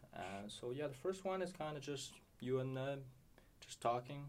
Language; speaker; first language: English; non-native, fluent; Chinese